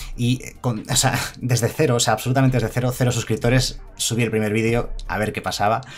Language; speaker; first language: Spanish; native; Spanish